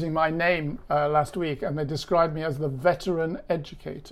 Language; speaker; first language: English; native; English